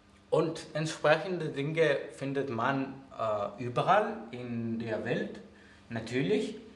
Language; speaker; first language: German; non-native, fluent; Greek